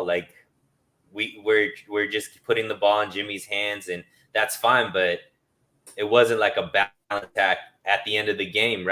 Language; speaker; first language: English; native; English